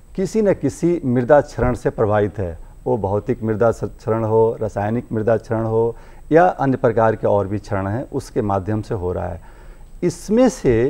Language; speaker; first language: Hindi; native; Hindi